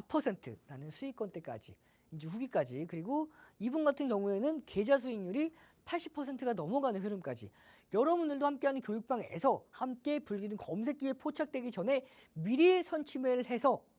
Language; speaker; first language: Korean; native; Korean